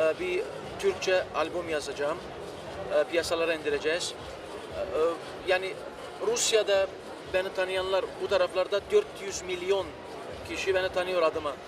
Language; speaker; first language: Turkish; early bilingual, heritage; Turkish